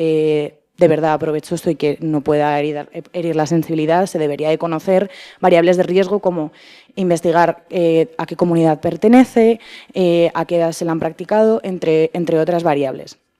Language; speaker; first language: Spanish; native; Spanish